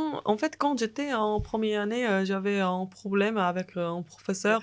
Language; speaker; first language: French; non-native, fluent; Korean